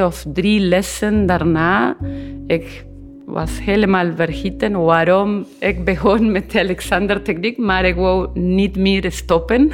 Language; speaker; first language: Dutch; non-native, learner; Spanish